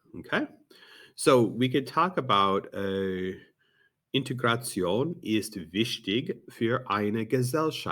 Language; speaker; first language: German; non-native, learner; English